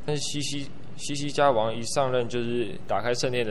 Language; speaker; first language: Chinese; native; Chinese